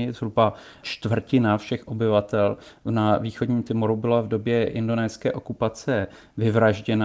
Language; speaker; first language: Czech; native; Czech